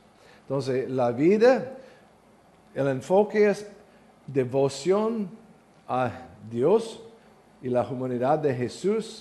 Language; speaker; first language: Spanish; non-native, learner; English